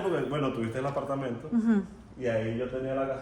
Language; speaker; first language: Spanish; native; Spanish